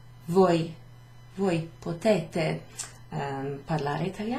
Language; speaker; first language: Italian; non-native, fluent; English